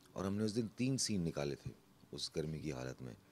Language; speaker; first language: Hindi; native; Hindi